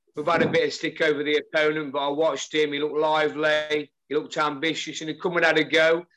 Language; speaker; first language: English; native; English